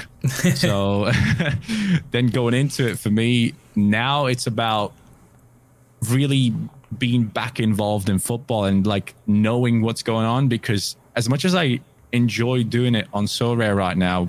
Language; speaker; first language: English; non-native, fluent; German